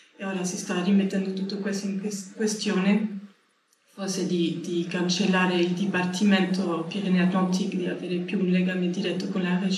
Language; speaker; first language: Italian; non-native, learner; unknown